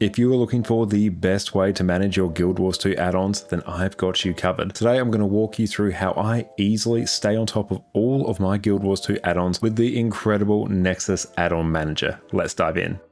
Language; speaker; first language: English; native; English